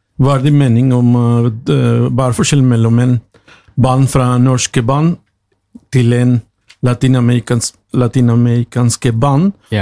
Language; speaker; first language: Norwegian; non-native, learner; Spanish